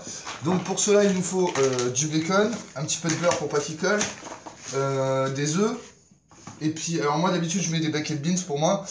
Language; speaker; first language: French; native; French